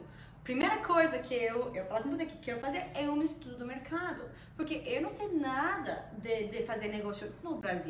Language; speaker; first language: Portuguese; non-native, fluent; Spanish